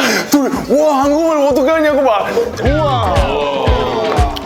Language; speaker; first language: Korean; non-native, fluent; Italian